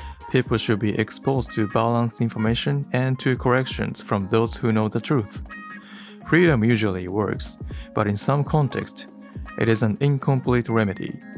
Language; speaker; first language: English; non-native, fluent; Japanese